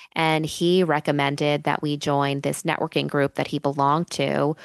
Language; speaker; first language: English; native; English